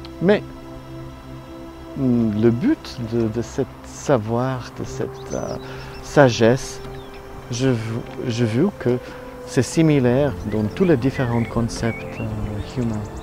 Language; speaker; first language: French; non-native, learner; Italian